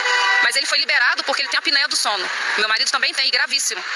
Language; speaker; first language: Portuguese; native; Portuguese